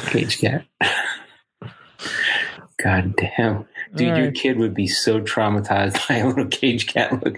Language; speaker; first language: English; native; English